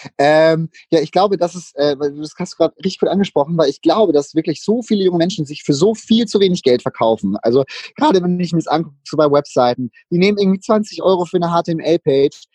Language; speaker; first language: German; native; German